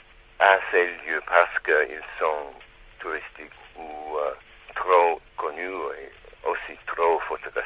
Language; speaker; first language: French; non-native, learner; Czech